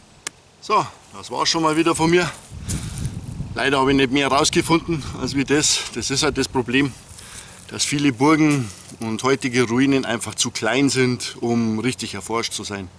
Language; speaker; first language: German; native; German